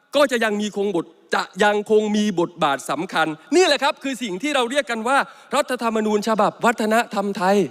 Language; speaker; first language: Thai; native; Thai